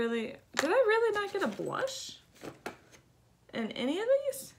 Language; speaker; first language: English; native; English